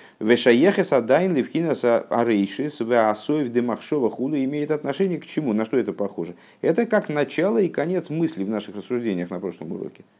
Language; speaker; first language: Russian; native; Russian